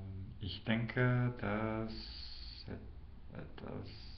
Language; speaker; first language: German; non-native, learner; English